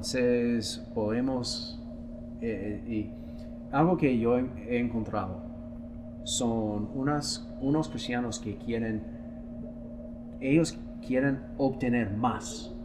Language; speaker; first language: Spanish; non-native, fluent; English